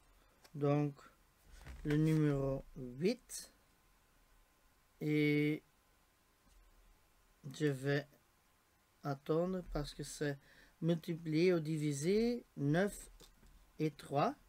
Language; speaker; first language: French; non-native, local second language; Dutch